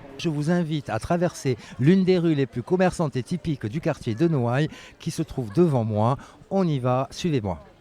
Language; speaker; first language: French; native; French